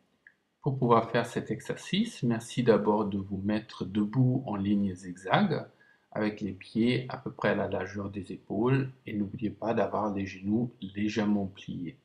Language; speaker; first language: French; non-native, fluent; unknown